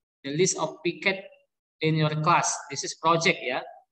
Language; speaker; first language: English; non-native, learner; Indonesian